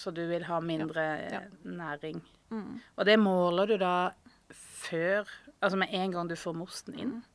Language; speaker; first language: Norwegian; native; Norwegian